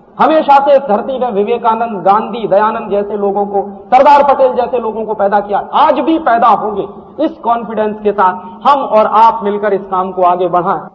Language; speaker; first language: Hindi; native; Hindi